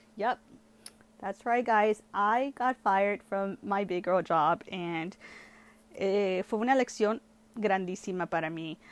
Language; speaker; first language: Spanish; early bilingual, heritage; Spanish